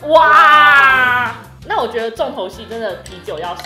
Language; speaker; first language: Chinese; native; Chinese